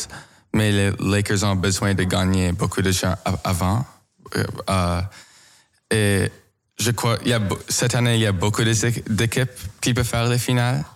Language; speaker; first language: French; non-native, local second language; English